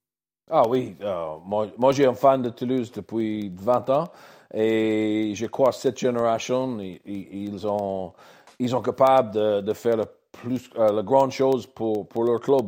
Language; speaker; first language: French; non-native, learner; English